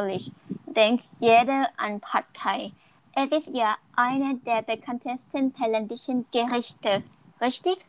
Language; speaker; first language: German; non-native, learner; Thai